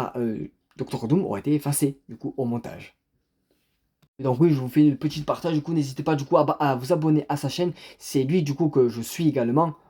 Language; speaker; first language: French; native; French